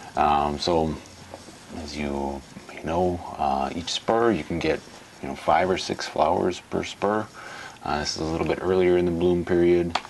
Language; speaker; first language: English; native; English